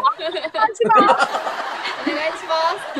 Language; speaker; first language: Japanese; non-native, fluent; English